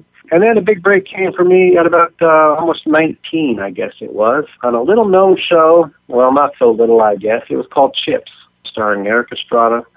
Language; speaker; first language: English; native; English